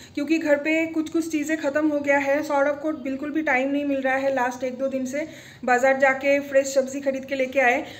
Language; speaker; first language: Hindi; non-native, local second language; Bangla